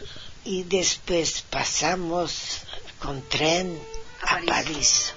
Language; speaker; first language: Spanish; non-native, fluent; Hungarian